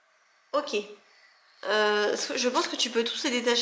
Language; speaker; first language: French; native; French